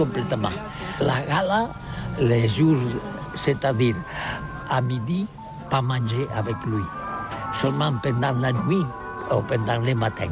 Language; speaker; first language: French; non-native, learner; Catalan